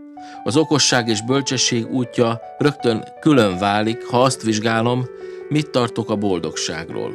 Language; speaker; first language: Hungarian; native; Hungarian